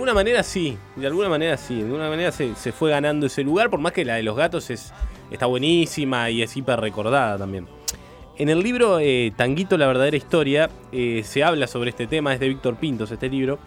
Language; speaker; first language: Spanish; native; Spanish